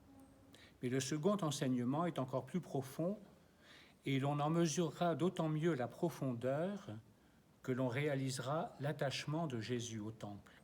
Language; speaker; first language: French; native; French